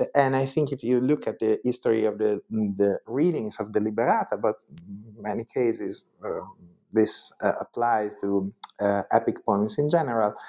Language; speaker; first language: English; non-native, fluent; Italian